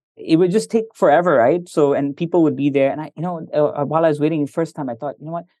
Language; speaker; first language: English; early bilingual, other home language; Hindi